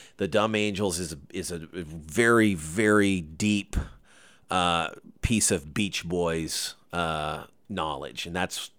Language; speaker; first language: English; native; English